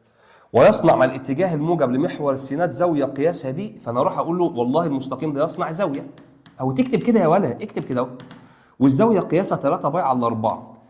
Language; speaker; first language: Arabic; native; Arabic